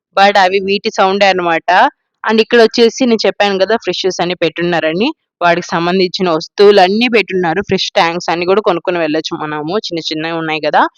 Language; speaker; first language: Telugu; non-native, local second language; Tamil